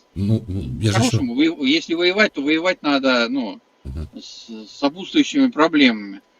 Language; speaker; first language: Russian; native; Russian